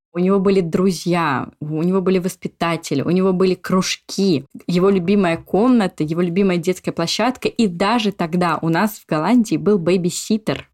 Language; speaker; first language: Russian; native; Russian